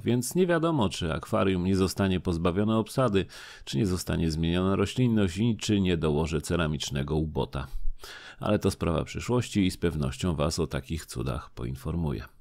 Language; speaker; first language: Polish; native; Polish